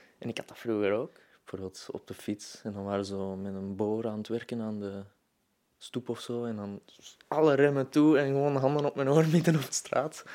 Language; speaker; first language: Dutch; native; Dutch